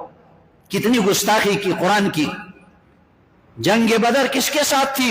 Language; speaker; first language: Urdu; non-native, local second language; Northern Hindko